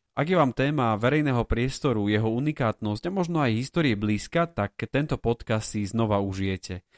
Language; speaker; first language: Slovak; native; Slovak